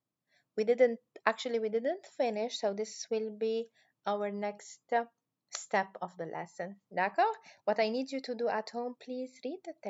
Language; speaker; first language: English; non-native, fluent; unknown